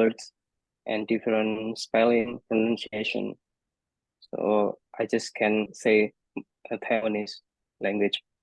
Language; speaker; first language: English; non-native, fluent; Indonesian